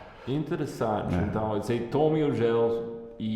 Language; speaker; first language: Portuguese; non-native, fluent; English